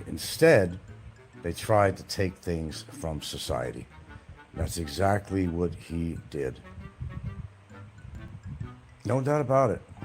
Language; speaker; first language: English; native; English